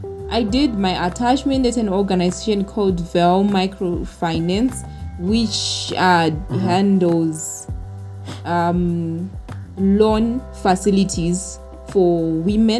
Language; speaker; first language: English; non-native, local second language; Shona